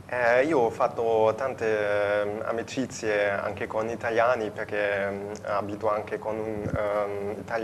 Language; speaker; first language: Italian; non-native, fluent; German